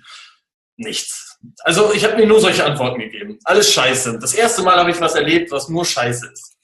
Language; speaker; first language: German; native; German